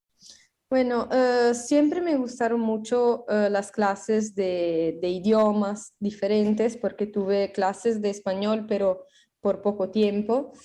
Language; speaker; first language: Spanish; non-native, fluent; Italian